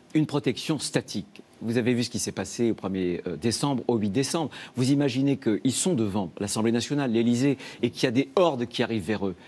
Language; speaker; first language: French; native; French